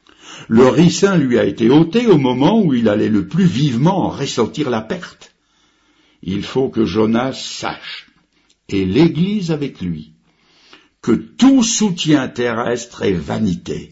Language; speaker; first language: French; native; French